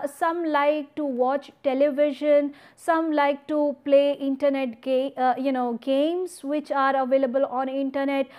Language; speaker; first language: English; non-native, local second language; Hindi